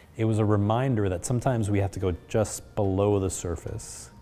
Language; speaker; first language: English; early bilingual, other home language; Spanish